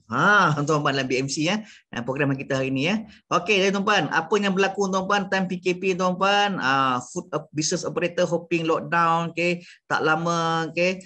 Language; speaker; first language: Malay; native; Malay